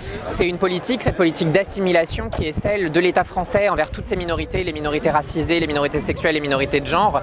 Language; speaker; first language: French; native; French